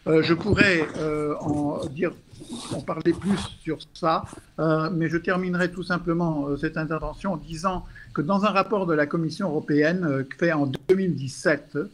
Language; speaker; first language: French; non-native, fluent; English